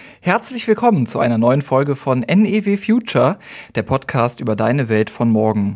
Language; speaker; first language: German; native; German